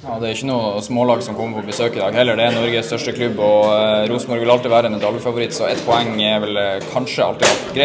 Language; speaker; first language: Norwegian; native; Norwegian